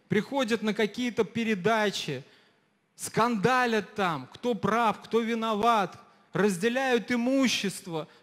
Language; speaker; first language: Russian; native; Russian